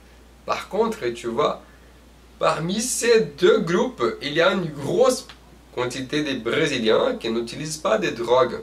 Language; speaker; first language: French; non-native, fluent; Portuguese